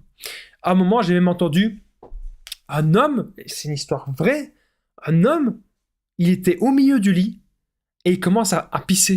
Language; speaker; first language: French; native; French